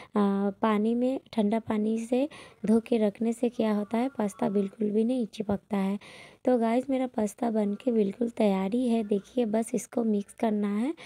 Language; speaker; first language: Hindi; non-native, local second language; Bangla